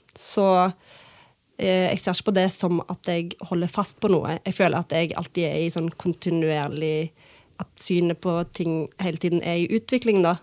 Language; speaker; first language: Norwegian; early bilingual, other home language; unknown